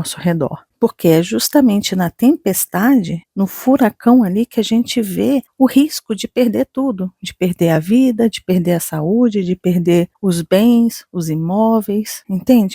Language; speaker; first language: Portuguese; native; Portuguese